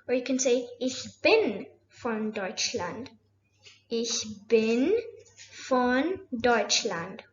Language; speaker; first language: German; non-native, fluent; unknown